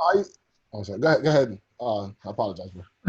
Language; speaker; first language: English; native; English